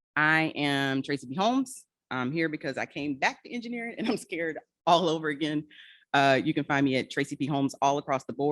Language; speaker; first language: English; native; English